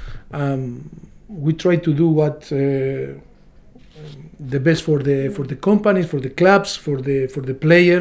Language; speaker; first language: English; non-native, learner; Spanish